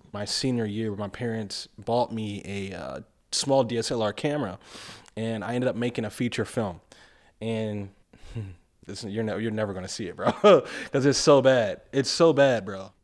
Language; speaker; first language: English; native; English